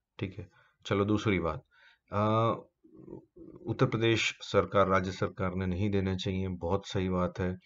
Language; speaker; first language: Hindi; native; Hindi